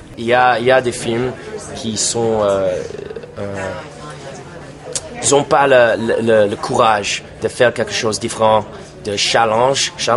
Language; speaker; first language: French; non-native, fluent; English